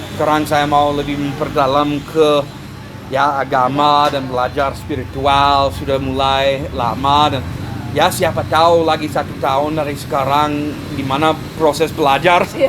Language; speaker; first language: Indonesian; non-native, fluent; English